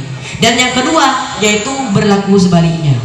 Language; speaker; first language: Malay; non-native, local second language; Madurese